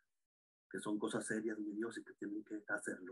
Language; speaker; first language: Spanish; native; Spanish